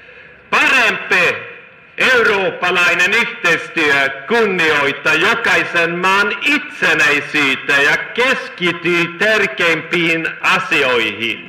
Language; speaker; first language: Finnish; non-native, fluent; Swedish